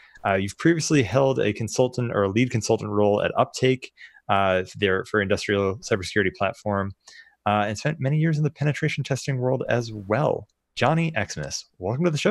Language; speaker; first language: English; native; English